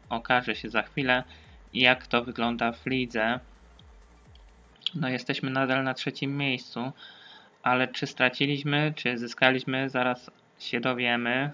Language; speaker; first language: Polish; native; Polish